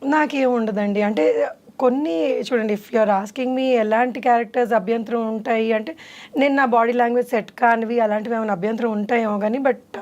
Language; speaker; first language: Telugu; native; Telugu